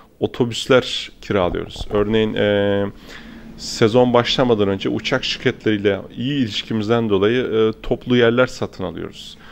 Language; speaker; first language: Turkish; early bilingual, heritage; Turkish